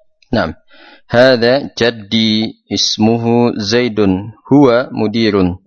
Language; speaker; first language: Arabic; non-native, fluent; Indonesian